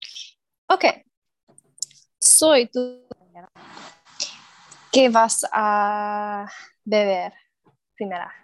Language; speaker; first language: Spanish; non-native, learner; English